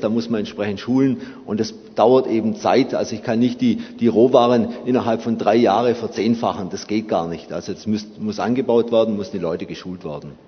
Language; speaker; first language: German; native; German